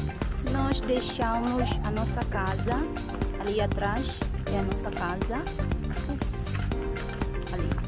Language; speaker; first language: Portuguese; non-native, local second language; Tetum